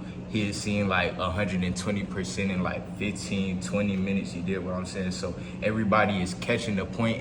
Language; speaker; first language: English; native; English